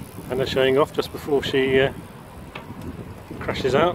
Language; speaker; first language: English; native; English